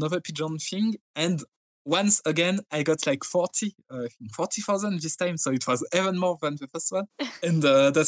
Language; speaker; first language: English; non-native, fluent; French